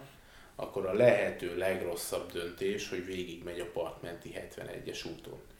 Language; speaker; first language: Hungarian; native; Hungarian